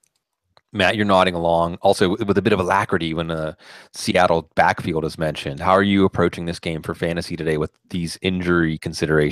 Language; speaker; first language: English; native; English